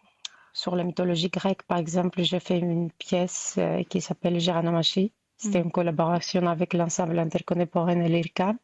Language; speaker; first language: French; non-native, fluent; Greek